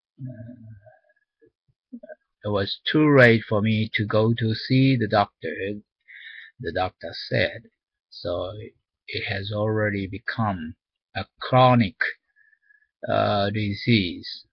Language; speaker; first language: English; non-native, learner; Japanese